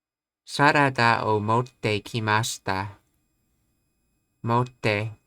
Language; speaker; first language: Japanese; non-native, learner; English